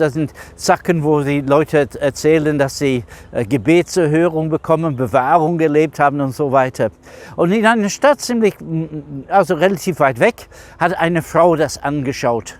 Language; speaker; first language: German; non-native, fluent; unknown